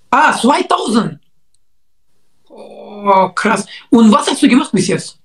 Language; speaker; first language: German; non-native, learner; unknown